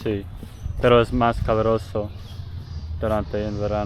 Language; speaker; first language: Spanish; non-native, learner; English